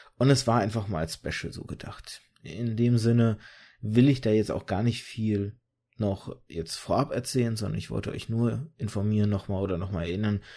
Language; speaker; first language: German; early bilingual, other home language; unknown